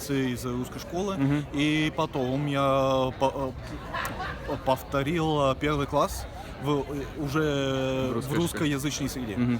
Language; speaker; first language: Russian; early bilingual, other home language; Bulgarian